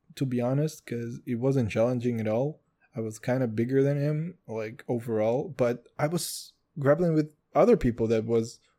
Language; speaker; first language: English; non-native, fluent; Kazakh